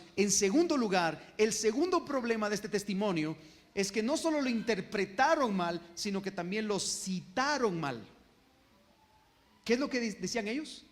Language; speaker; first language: Spanish; native; Spanish